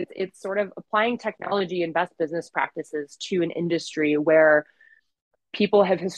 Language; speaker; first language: English; native; English